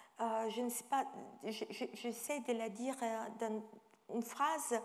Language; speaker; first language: French; non-native, fluent; Italian